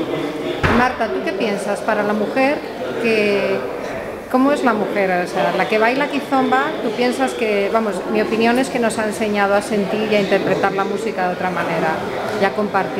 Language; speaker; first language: Spanish; native; Spanish